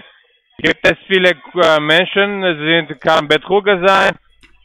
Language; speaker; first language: German; non-native, learner; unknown